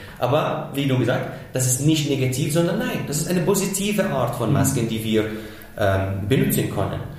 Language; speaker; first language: German; non-native, fluent; Arabic